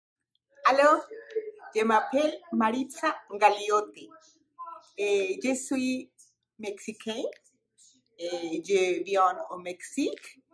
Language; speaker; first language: French; non-native, learner; Spanish